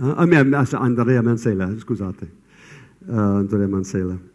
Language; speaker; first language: Italian; non-native, fluent; English